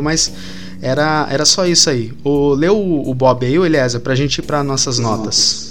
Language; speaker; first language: Portuguese; native; Portuguese